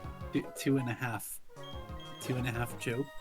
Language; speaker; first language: English; native; English